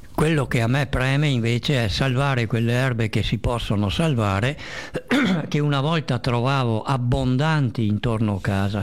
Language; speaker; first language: Italian; native; Italian